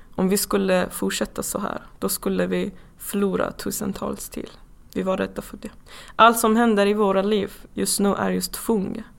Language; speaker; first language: Swedish; non-native, fluent; Persian